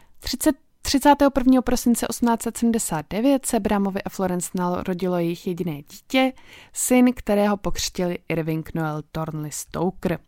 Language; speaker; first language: Czech; native; Czech